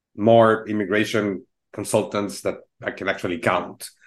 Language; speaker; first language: English; non-native, fluent; Spanish